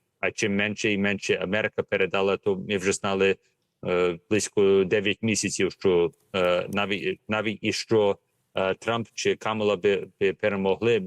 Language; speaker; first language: Ukrainian; early bilingual, heritage; Ukrainian